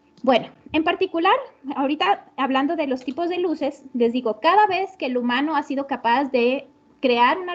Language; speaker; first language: Spanish; native; Spanish